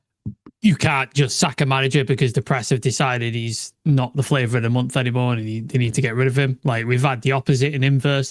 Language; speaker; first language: English; native; English